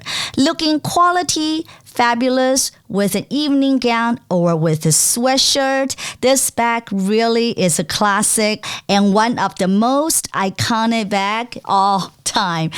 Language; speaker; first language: English; non-native, fluent; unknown